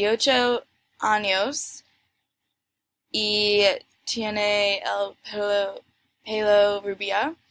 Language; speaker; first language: Spanish; non-native, learner; English